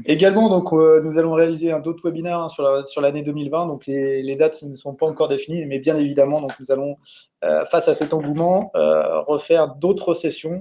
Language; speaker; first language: French; native; French